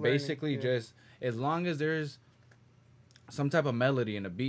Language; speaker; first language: English; early bilingual, other home language; Spanish